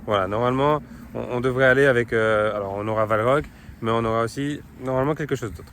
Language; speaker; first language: French; native; French